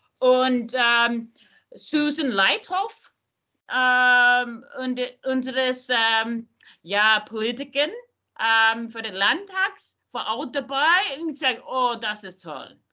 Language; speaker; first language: German; non-native, learner; English